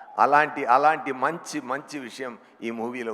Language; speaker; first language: Telugu; non-native, learner; Tamil